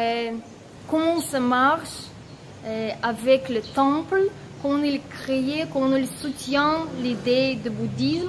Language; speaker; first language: French; non-native, fluent; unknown